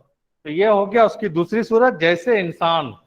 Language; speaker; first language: Urdu; native; Urdu